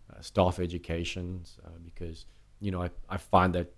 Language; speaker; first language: English; native; English